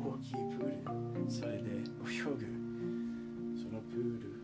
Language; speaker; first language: Japanese; non-native, learner; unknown